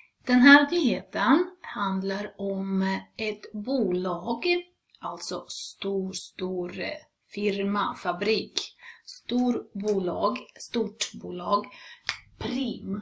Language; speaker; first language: Swedish; non-native, fluent; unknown